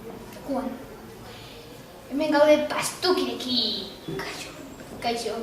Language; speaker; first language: Basque; non-native, local second language; Spanish